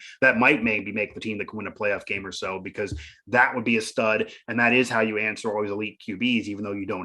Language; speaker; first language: English; native; English